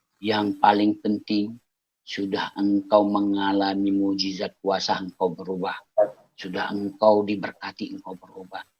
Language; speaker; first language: Indonesian; non-native, local second language; Achinese